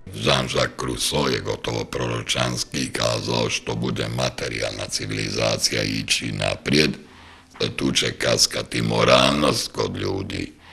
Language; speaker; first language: Croatian; native; Croatian